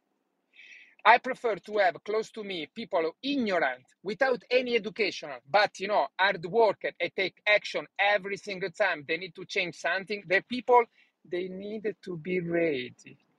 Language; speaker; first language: English; non-native, learner; Italian